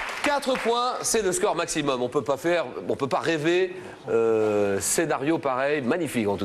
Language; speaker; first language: French; native; French